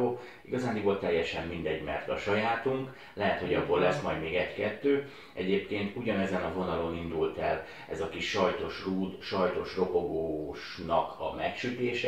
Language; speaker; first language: Hungarian; native; Hungarian